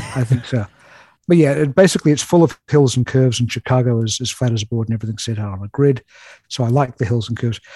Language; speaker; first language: English; native; English